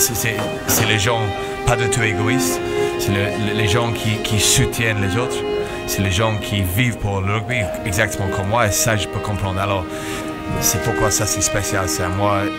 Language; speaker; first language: French; non-native, fluent; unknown